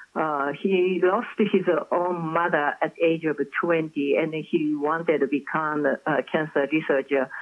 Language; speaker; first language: English; non-native, fluent; Japanese